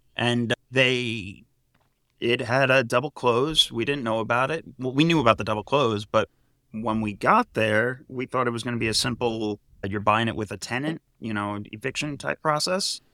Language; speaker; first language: English; native; English